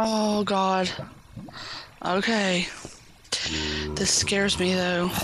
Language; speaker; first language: English; native; English